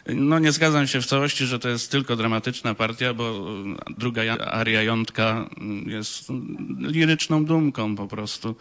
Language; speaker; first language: Polish; native; Polish